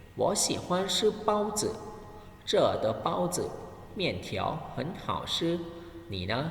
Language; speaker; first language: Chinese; non-native, fluent; Thai